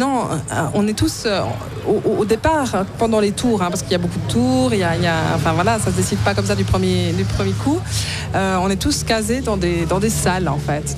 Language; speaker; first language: French; native; French